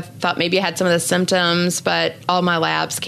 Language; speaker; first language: English; native; English